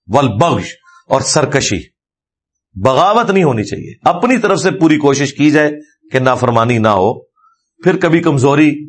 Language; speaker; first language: Urdu; non-native, local second language; Punjabi